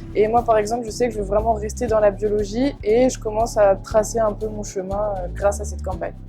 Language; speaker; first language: French; native; French